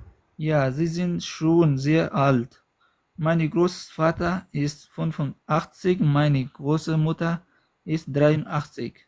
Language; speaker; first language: German; non-native, learner; Pashto